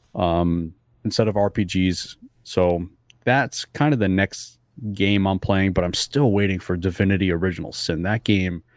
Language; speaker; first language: English; early bilingual, other home language; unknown